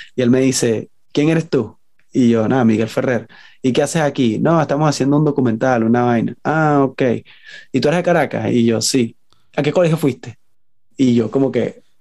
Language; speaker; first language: Spanish; native; Spanish